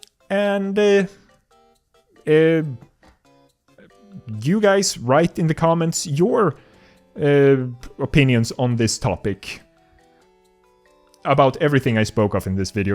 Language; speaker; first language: English; non-native, fluent; Swedish